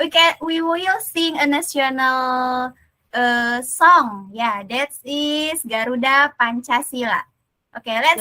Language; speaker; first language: English; non-native, learner; Indonesian